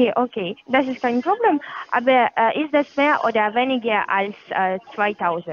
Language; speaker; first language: German; non-native, learner; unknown